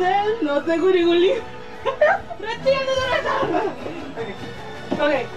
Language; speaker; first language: Spanish; native; Spanish